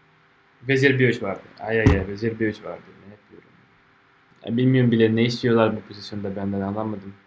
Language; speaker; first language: Turkish; non-native, fluent; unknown